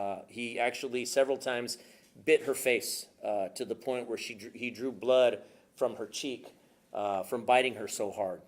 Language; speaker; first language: English; native; English